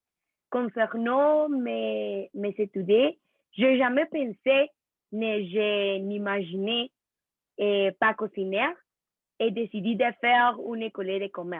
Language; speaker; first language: French; non-native, learner; Spanish